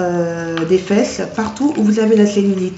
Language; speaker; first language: French; native; French